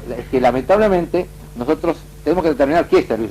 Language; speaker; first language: Spanish; native; Spanish